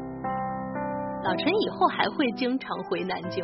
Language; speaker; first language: Chinese; native; Chinese